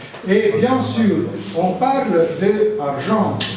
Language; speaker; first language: French; non-native, learner; Italian